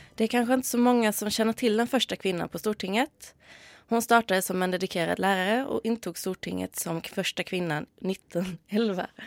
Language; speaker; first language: Norwegian; non-native, fluent; Swedish